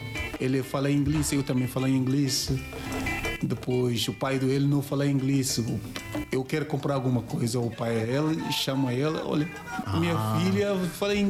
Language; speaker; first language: Portuguese; non-native, learner; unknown